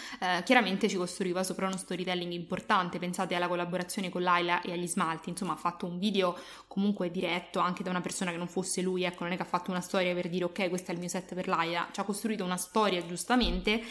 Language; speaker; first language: Italian; native; Italian